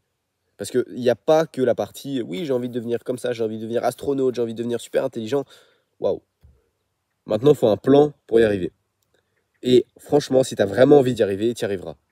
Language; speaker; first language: French; native; French